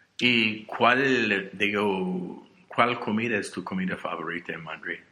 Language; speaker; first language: Spanish; non-native, learner; English